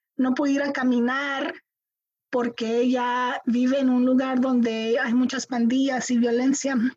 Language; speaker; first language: Spanish; early bilingual, heritage; Spanish